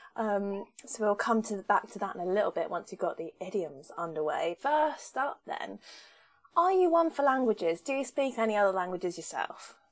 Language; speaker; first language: English; native; English